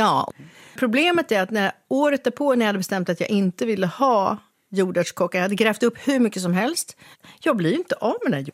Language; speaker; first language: Swedish; native; Swedish